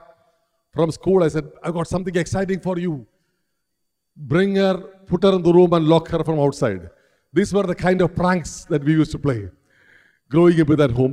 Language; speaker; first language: English; non-native, local second language; Malayalam